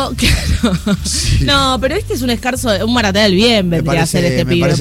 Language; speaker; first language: Spanish; native; Spanish